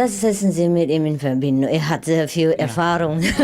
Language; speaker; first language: German; non-native, fluent; Vietnamese